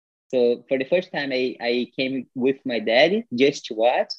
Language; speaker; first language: English; non-native, fluent; Portuguese